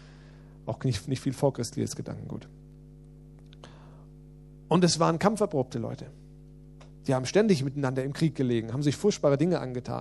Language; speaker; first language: German; native; German